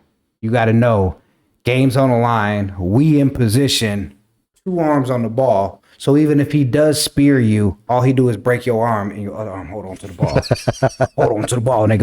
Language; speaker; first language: English; native; English